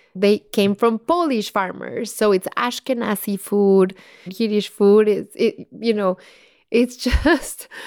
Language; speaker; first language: English; non-native, fluent; Spanish